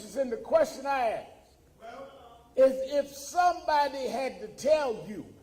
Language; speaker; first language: English; native; English